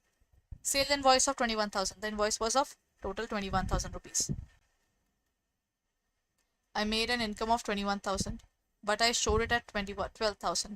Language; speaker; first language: English; non-native, local second language; Hindi